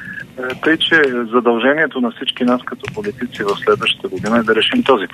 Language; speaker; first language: Bulgarian; native; Bulgarian